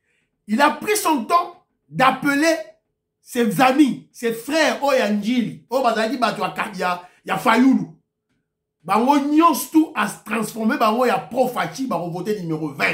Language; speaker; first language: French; non-native, local second language; Lingala